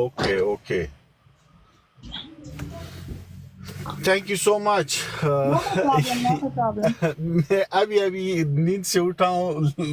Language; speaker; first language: Hindi; non-native, local second language; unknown